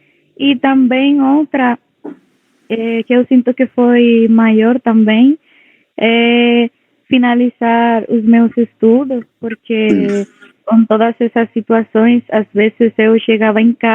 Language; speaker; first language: Portuguese; non-native, local second language; Spanish